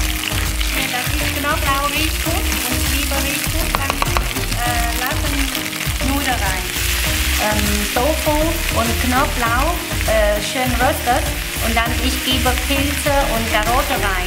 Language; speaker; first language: German; non-native, learner; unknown